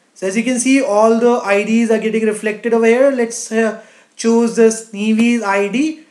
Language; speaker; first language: English; non-native, local second language; Hindi